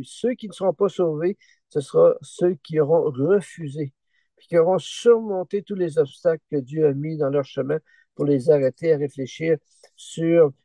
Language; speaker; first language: French; native; French